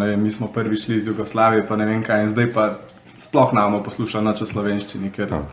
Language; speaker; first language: Slovenian; native; Slovenian